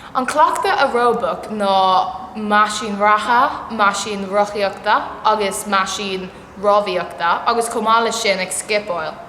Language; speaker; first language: Irish; non-native, local second language; English